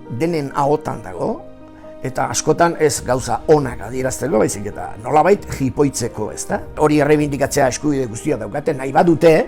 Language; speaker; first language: Basque; native; Basque